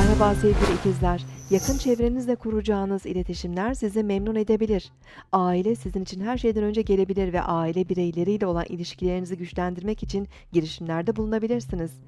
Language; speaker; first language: Turkish; native; Turkish